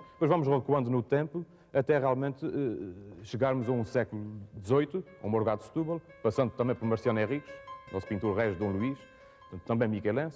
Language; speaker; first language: Portuguese; native; Portuguese